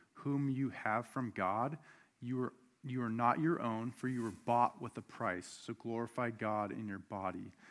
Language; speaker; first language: English; native; English